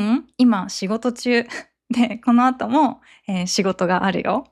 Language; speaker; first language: Japanese; native; Japanese